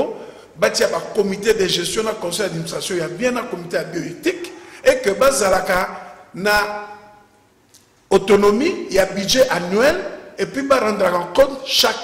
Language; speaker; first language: French; non-native, local second language; Lingala